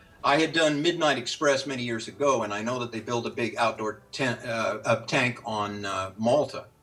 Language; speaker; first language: English; native; English